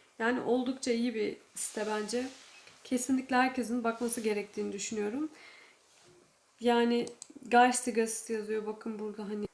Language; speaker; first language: Turkish; native; Turkish